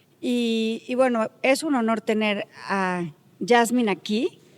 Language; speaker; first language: Spanish; native; Spanish